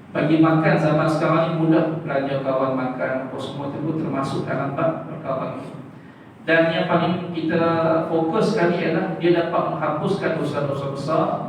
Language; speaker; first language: Malay; native; Malay